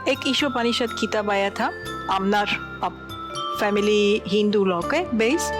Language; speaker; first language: Hindi; non-native, learner; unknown